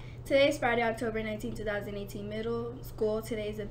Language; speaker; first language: English; native; English